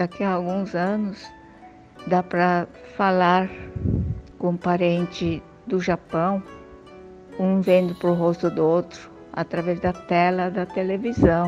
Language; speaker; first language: Portuguese; early bilingual, other home language; Japanese